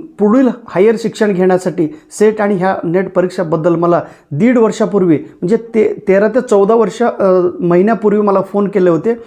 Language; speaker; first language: Marathi; non-native, local second language; Kannada